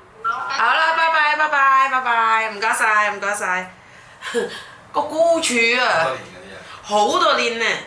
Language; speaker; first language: Cantonese; non-native, fluent; Indonesian